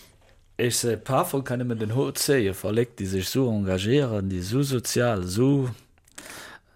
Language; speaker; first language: German; native; German